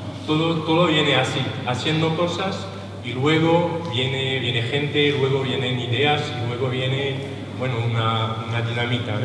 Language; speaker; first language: Spanish; non-native, learner; French